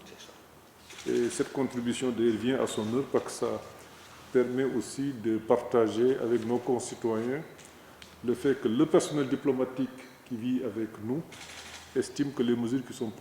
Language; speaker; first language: French; non-native, local second language; Wolof